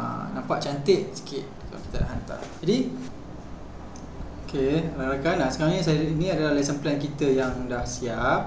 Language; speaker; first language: Malay; native; Malay